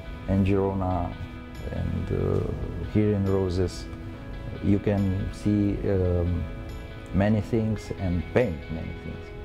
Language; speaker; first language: English; non-native, learner; Romanian